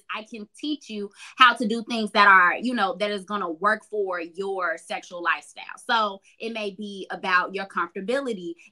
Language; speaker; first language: English; native; English